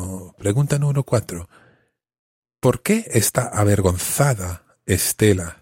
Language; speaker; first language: Spanish; non-native, fluent; English